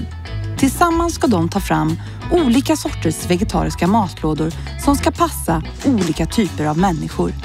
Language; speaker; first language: Swedish; native; Swedish